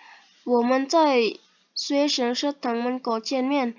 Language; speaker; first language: Chinese; non-native, learner; Indonesian